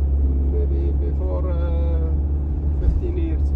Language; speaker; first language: English; non-native, learner; Arabic